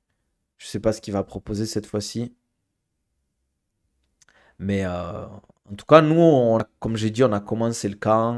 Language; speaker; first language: French; native; French